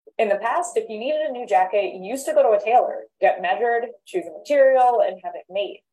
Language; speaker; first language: English; native; English